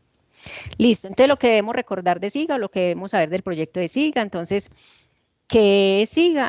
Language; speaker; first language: Spanish; native; Spanish